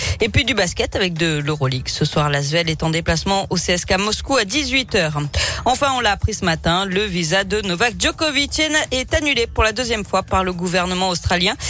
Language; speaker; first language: French; native; French